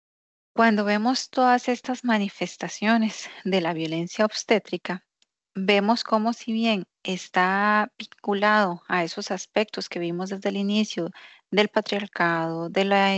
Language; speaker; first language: Spanish; native; Spanish